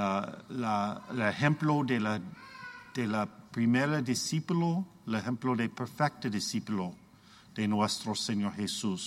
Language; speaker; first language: Spanish; non-native, learner; English